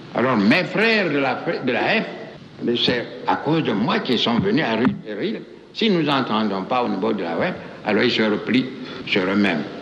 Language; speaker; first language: French; non-native, local second language; Baoulé